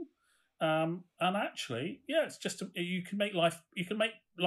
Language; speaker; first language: English; native; English